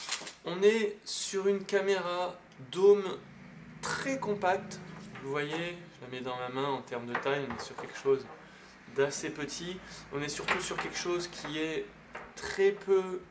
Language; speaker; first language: French; native; French